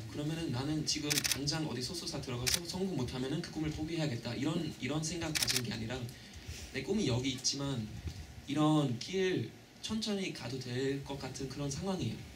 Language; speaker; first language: Korean; non-native, fluent; German